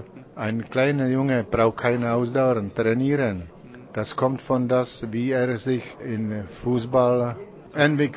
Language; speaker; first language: German; non-native, learner; Czech